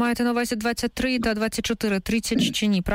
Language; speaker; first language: Ukrainian; native; Ukrainian